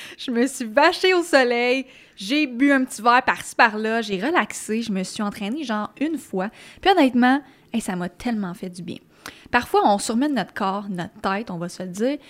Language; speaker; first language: French; native; French